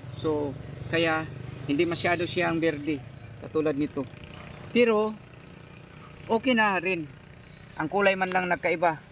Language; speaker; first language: Filipino; non-native, local second language; Cebuano